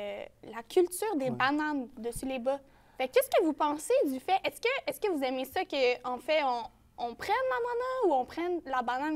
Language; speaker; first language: French; native; French